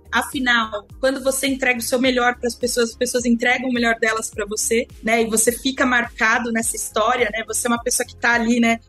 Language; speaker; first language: Portuguese; native; Portuguese